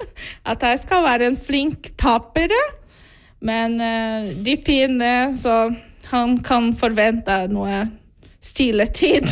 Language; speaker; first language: Norwegian; non-native, fluent; Portuguese